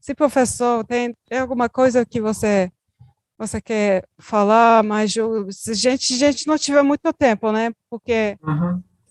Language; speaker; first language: Portuguese; non-native, learner; Turkish